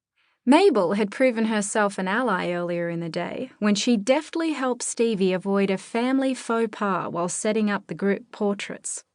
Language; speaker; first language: English; native; English